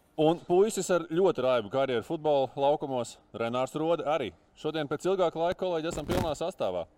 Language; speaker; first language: Latvian; native; Latvian